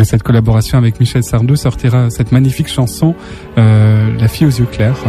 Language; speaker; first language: French; native; French